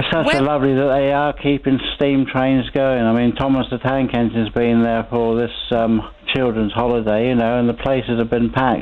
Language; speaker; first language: English; native; English